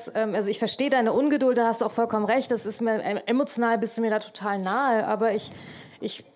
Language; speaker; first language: German; native; German